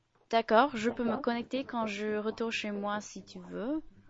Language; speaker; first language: French; non-native, fluent; English